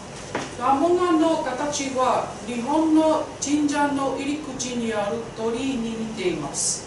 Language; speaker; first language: Japanese; non-native, learner; Tongan